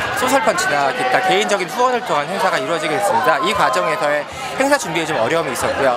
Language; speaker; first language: Korean; native; Korean